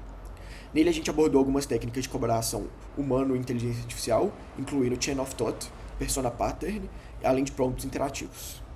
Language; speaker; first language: Portuguese; native; Portuguese